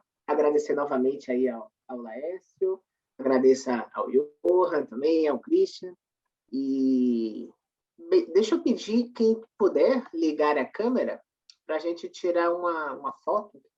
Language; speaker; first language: Portuguese; native; Portuguese